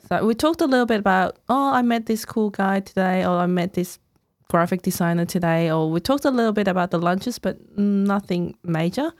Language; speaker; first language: English; non-native, fluent; Cantonese